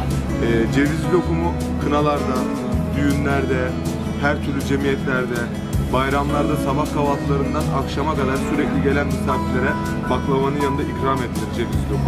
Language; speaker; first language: Turkish; native; Turkish